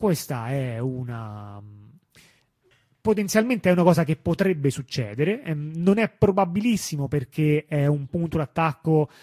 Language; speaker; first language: Italian; native; Italian